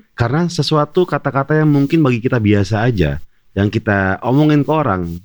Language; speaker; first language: Indonesian; native; Indonesian